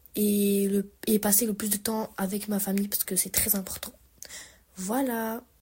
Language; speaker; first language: French; native; French